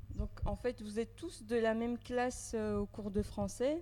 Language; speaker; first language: French; native; French